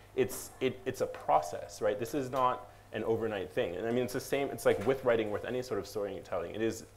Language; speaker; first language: English; native; English